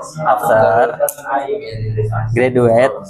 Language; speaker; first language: English; non-native, fluent; Indonesian